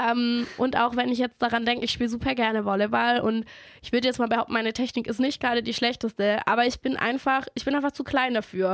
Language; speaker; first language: German; native; German